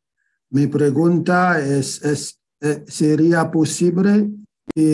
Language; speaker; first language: Spanish; non-native, fluent; Haitian Creole